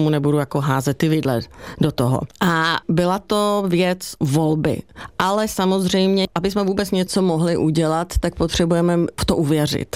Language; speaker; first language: Czech; native; Czech